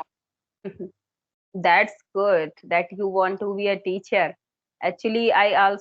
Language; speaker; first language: English; non-native, local second language; Hindi